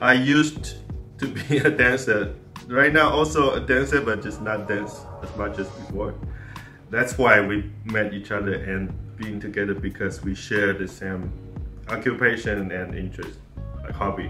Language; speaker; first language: English; non-native, fluent; Chinese